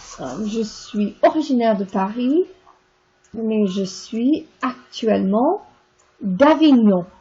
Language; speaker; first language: French; non-native, fluent; English